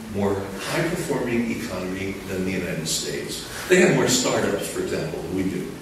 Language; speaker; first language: English; native; English